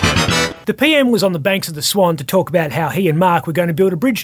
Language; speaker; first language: English; native; English